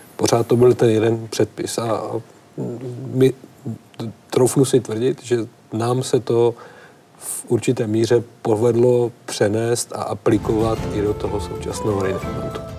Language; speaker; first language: Czech; native; Czech